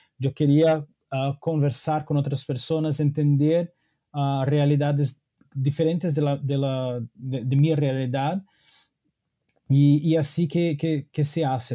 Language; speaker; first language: Spanish; non-native, fluent; Portuguese